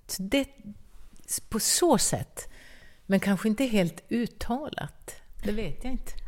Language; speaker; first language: Swedish; native; Swedish